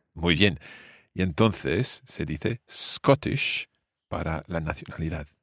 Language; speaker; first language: Spanish; non-native, fluent; English